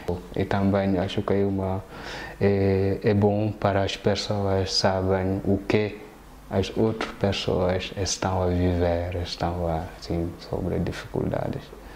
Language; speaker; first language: Portuguese; non-native, fluent; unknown